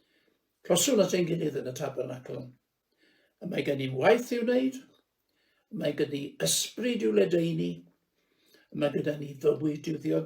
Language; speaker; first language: Welsh; native; Welsh